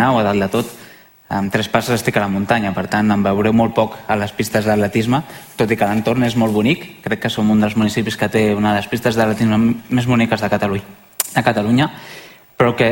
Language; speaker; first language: Catalan; native; Catalan